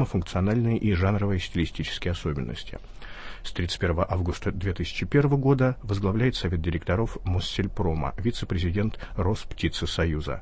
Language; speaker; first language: Russian; native; Russian